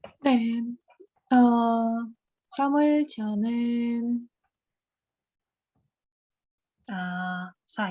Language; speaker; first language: Korean; non-native, learner; Russian